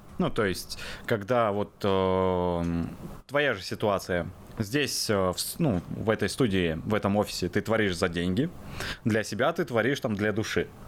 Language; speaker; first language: Russian; native; Russian